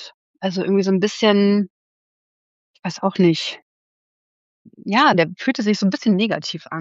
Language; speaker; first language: German; native; German